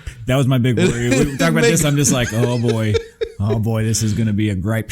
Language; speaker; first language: English; native; English